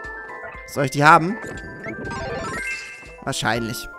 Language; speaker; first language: German; native; German